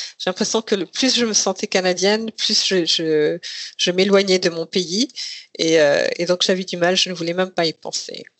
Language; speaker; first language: French; non-native, local second language; Rundi